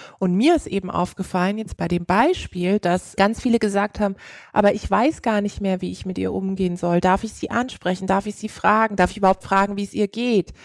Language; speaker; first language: German; early bilingual, other home language; Turkish